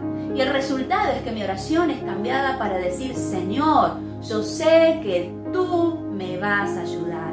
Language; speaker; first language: Spanish; native; Spanish